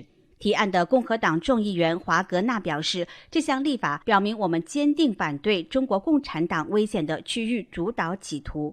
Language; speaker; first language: Chinese; native; Chinese